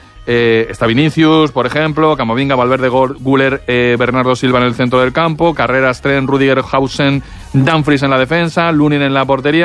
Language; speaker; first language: Spanish; native; Spanish